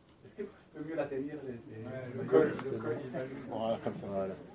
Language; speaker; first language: French; native; French